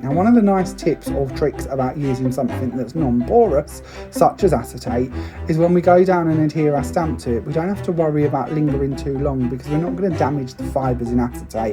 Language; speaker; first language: English; native; English